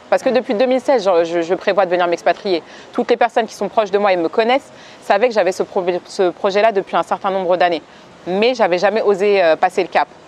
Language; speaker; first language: French; native; French